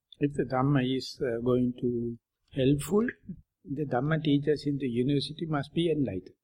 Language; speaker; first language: English; non-native, local second language; Sinhala